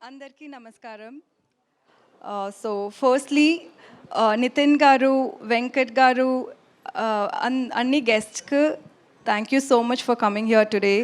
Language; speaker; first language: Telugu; non-native, learner; Tamil